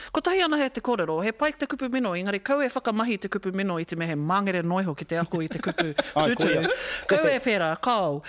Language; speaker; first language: Māori; non-native, local second language; English